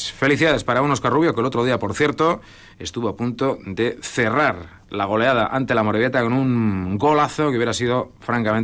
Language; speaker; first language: Spanish; native; Spanish